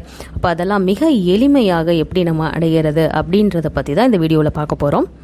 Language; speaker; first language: Tamil; native; Tamil